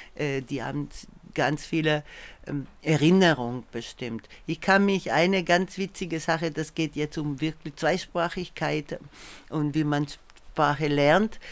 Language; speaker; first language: German; non-native, fluent; Italian